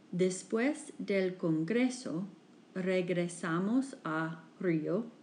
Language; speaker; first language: Spanish; non-native, fluent; English